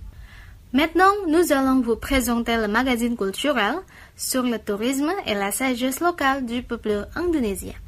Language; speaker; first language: French; non-native, fluent; Indonesian